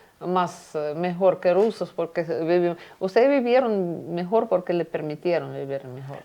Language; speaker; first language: Spanish; non-native, fluent; Russian